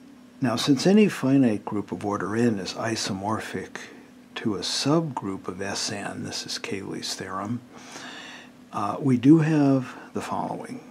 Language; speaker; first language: English; native; English